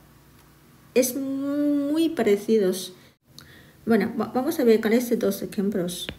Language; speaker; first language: Spanish; non-native, fluent; Thai